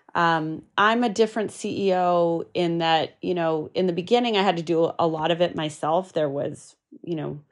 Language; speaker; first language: English; native; English